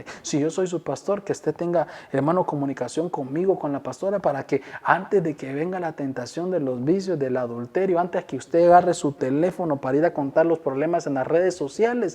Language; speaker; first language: Spanish; native; Spanish